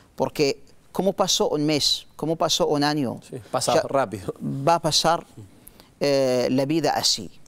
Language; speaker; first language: Spanish; non-native, learner; Arabic